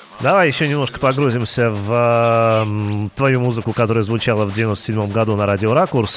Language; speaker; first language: Russian; native; Russian